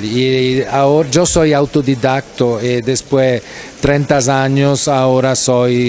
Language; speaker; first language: Spanish; non-native, fluent; Italian